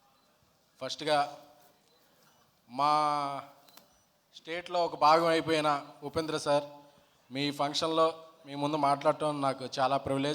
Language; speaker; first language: Telugu; native; Telugu